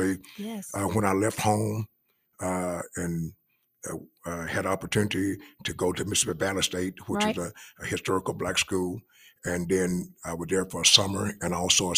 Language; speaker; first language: English; native; English